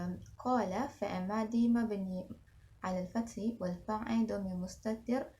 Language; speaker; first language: Arabic; non-native, learner; Malay